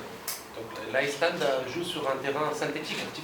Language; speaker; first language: French; non-native, local second language; Arabic